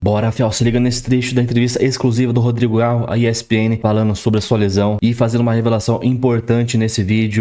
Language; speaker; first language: Portuguese; native; Portuguese